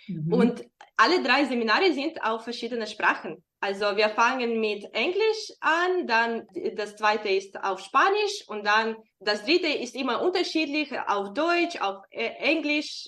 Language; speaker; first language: German; non-native, fluent; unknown